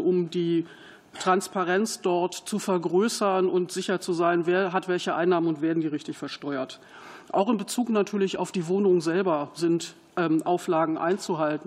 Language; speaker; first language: German; native; German